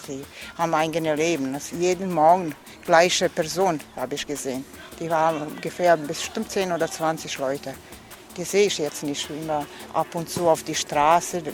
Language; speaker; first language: German; non-native, learner; Serbian